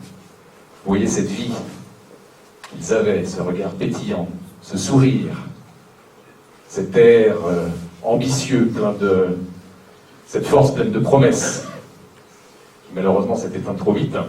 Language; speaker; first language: French; native; French